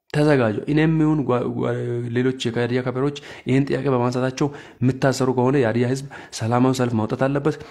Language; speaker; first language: Amharic; non-native, local second language; Hadiyya